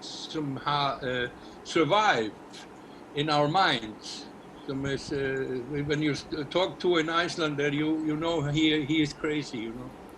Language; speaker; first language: English; non-native, learner; Icelandic